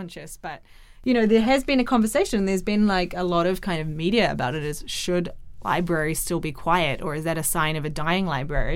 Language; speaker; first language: English; native; English